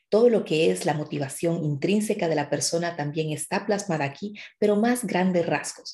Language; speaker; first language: Spanish; native; Spanish